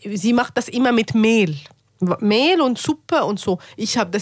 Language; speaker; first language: German; non-native, learner; Arabic